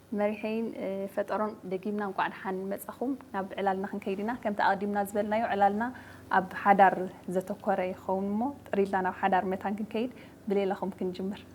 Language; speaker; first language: Tigrinya; native; Tigrinya